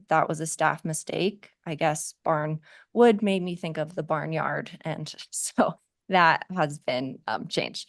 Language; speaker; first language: English; native; English